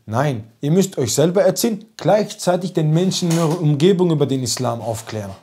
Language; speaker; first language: German; early bilingual, other home language; Turkish